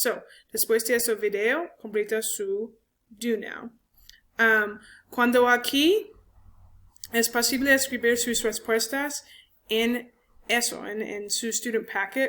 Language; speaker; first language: Spanish; non-native, learner; English